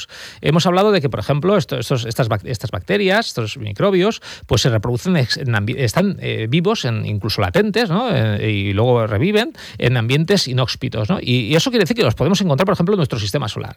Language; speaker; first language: Spanish; native; Spanish